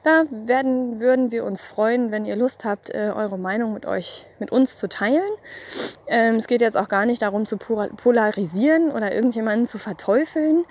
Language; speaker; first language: German; native; German